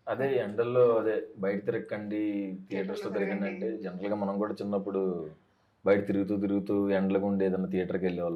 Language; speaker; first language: Telugu; native; Telugu